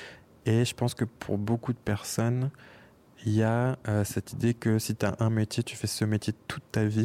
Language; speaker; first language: French; native; French